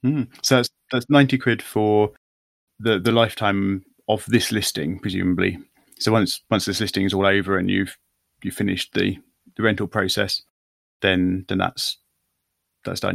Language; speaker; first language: English; native; English